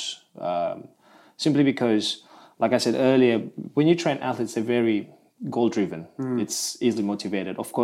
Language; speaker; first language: English; non-native, local second language; Malay